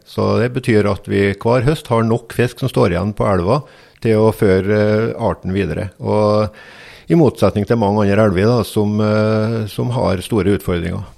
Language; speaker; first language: Norwegian; native; Norwegian